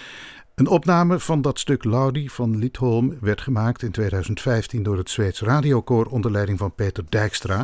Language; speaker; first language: Dutch; native; Dutch